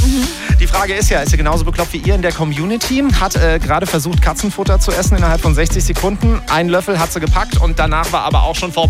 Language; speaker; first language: German; native; German